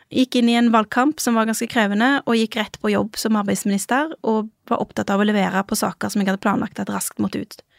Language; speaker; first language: Norwegian; early bilingual, other home language; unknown